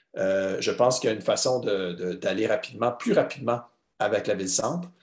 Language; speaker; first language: French; native; French